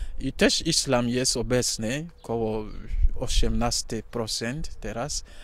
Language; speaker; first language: Polish; non-native, learner; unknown